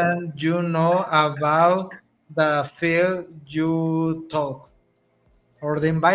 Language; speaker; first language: English; non-native, learner; Spanish